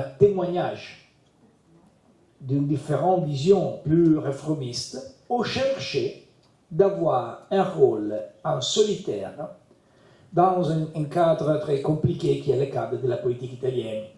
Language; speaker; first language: French; non-native, learner; Italian